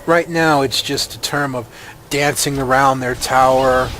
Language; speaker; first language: English; native; English